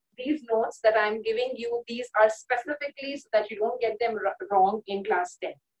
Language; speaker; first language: English; non-native, local second language; Hindi